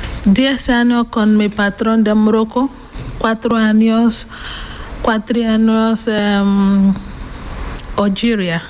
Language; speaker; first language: Spanish; non-native, learner; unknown